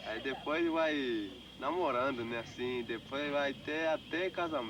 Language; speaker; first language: Portuguese; non-native, local second language; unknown